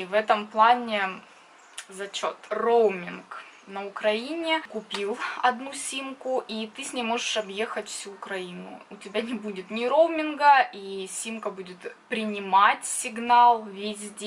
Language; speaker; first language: Russian; native; Russian